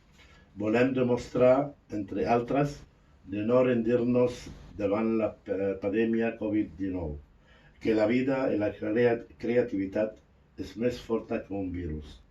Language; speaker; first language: Catalan; non-native, fluent; Arabic